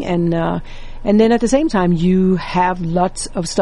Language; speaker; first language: English; non-native, fluent; Danish